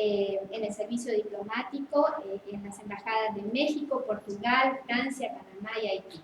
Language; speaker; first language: Spanish; native; Spanish